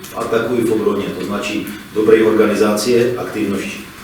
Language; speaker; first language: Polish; non-native, learner; Czech